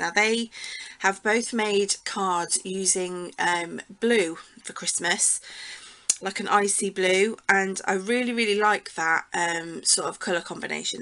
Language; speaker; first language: English; native; English